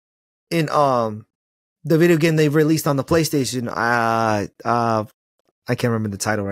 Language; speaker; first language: English; native; English